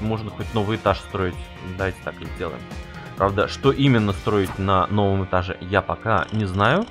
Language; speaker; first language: Russian; native; Russian